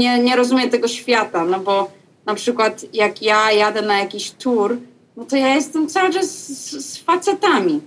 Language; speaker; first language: Polish; early bilingual, heritage; Polish